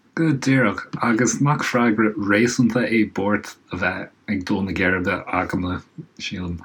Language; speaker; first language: Irish; non-native, local second language; English